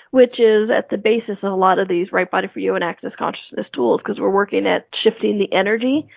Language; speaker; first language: English; native; English